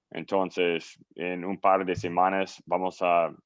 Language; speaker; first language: Spanish; non-native, learner; English